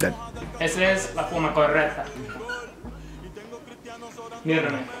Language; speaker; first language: Spanish; non-native, learner; English